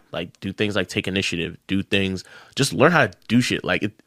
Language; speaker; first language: English; early bilingual, other home language; Yoruba